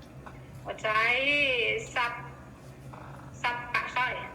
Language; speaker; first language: Cantonese; non-native, learner; Indonesian